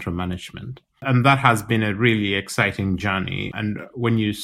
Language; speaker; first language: English; non-native, local second language; Ganda